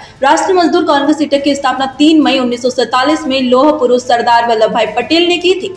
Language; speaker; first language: Hindi; native; Hindi